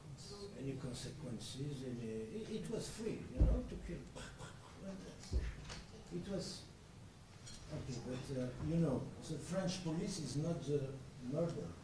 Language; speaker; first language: English; non-native, learner; French